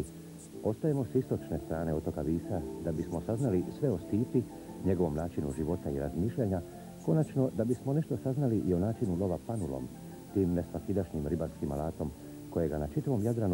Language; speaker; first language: Croatian; native; Croatian